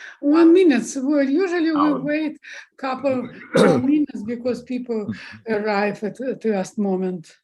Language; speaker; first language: English; non-native, fluent; Russian